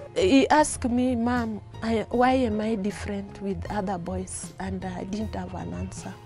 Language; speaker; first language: English; non-native, local second language; Luo (Kenya and Tanzania)